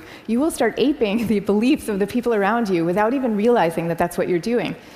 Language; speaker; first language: English; native; English